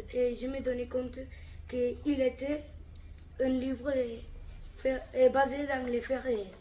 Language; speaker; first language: French; non-native, learner; Catalan